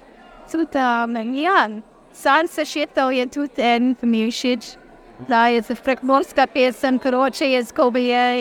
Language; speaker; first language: Slovenian; early bilingual, heritage; Slovenian